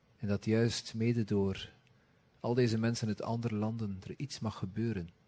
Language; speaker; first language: Dutch; native; Dutch